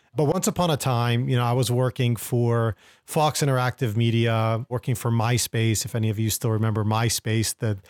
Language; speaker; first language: English; native; English